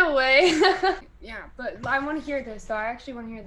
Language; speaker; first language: English; native; English